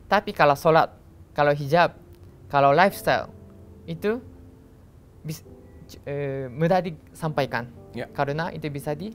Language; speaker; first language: Indonesian; non-native, learner; Japanese